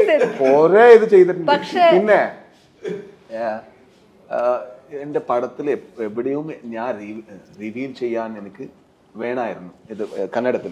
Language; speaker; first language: Malayalam; non-native, learner; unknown